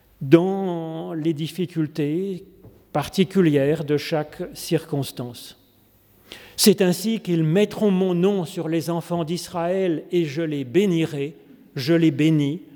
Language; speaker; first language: French; native; French